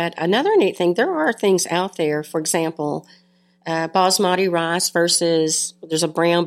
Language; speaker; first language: English; native; English